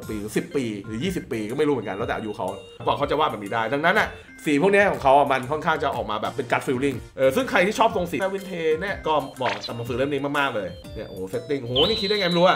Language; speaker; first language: Thai; native; Thai